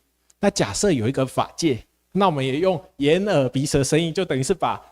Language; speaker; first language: Chinese; native; Chinese